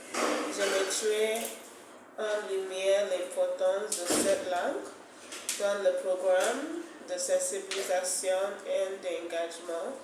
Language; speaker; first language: French; non-native, fluent; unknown